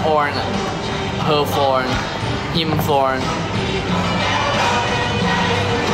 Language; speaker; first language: English; non-native, learner; Thai